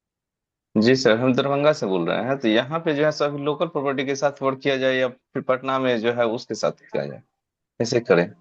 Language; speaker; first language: Hindi; native; Hindi